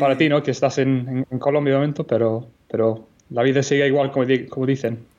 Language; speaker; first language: Spanish; early bilingual, other home language; English